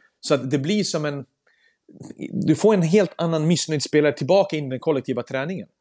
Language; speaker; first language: Swedish; early bilingual, other home language; Serbian